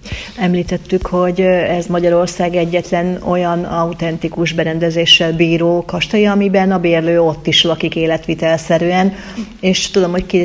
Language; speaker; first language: Hungarian; native; Hungarian